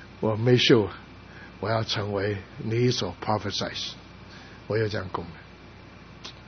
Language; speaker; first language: Chinese; non-native, local second language; Cantonese